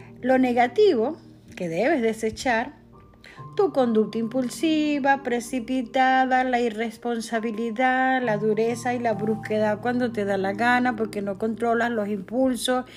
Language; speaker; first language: Spanish; native; Spanish